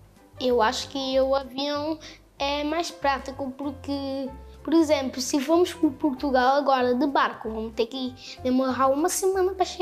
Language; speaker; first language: Portuguese; non-native, local second language; Kabuverdianu